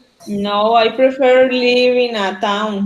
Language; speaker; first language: English; non-native, learner; Spanish